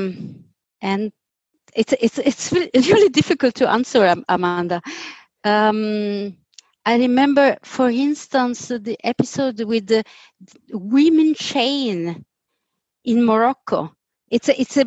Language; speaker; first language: English; non-native, fluent; Italian